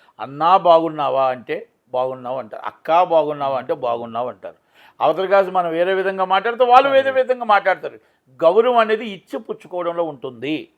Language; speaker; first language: Telugu; native; Telugu